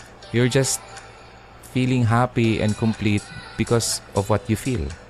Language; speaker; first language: English; non-native, local second language; Filipino